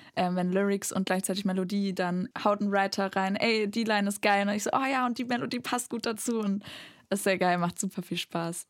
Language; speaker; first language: German; native; German